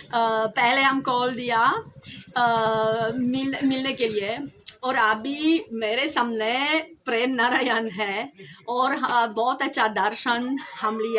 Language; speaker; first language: Hindi; non-native, learner; French